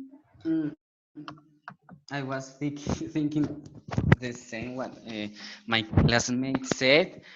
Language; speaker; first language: English; non-native, learner; Spanish